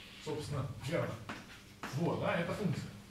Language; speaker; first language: Russian; native; Russian